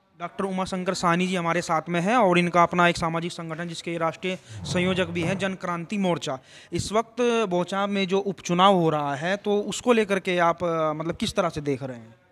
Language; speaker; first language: Hindi; native; Hindi